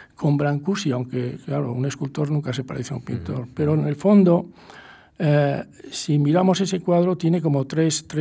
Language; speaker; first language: Spanish; native; Spanish